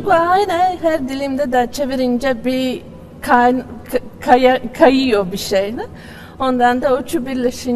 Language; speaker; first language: Turkish; non-native, fluent; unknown